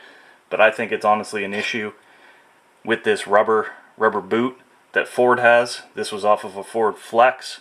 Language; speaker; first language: English; native; English